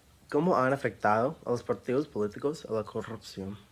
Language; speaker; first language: Spanish; non-native, learner; English